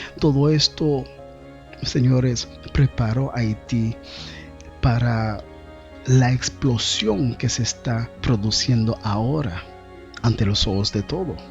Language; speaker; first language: Spanish; non-native, fluent; Haitian Creole